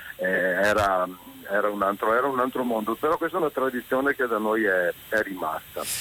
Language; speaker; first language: Italian; native; Italian